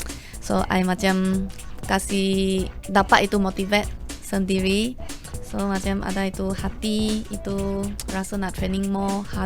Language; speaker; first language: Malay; non-native, local second language; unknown